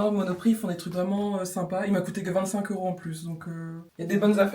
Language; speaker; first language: French; native; French